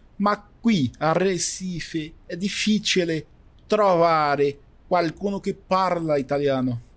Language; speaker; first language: Italian; non-native, learner; Portuguese